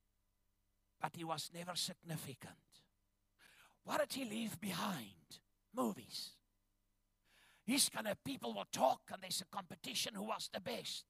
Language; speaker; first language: English; non-native, local second language; Afrikaans